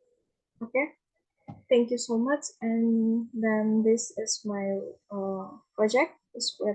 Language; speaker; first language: English; non-native, learner; Indonesian